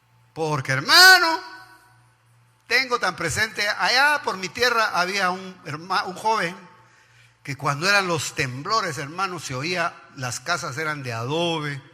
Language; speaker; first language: Spanish; native; Spanish